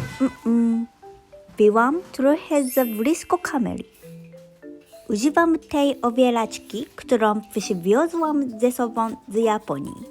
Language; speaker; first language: Polish; non-native, learner; Japanese